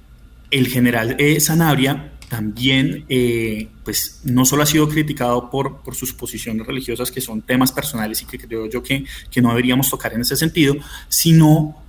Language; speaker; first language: Spanish; native; Spanish